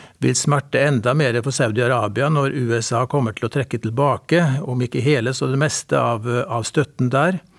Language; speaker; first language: Norwegian; native; Norwegian